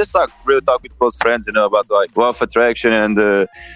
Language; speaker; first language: English; non-native, fluent; Portuguese